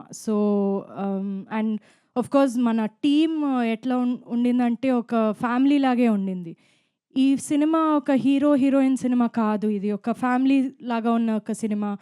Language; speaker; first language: Telugu; non-native, fluent; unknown